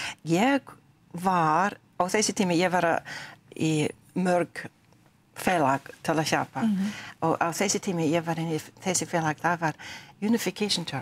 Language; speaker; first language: Icelandic; non-native, learner; English